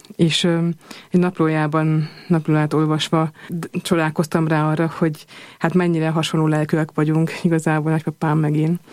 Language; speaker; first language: Hungarian; early bilingual, heritage; Hungarian